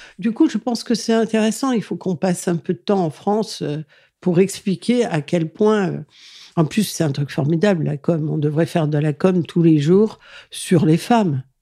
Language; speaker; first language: French; early bilingual, other home language; Catalan